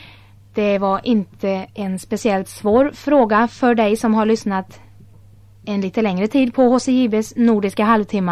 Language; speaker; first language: Swedish; native; Swedish